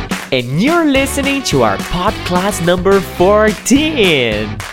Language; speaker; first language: English; non-native, fluent; Portuguese